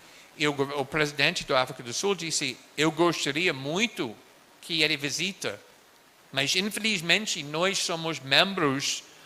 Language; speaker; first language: Portuguese; non-native, fluent; English